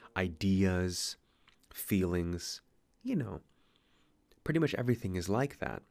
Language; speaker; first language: English; native; English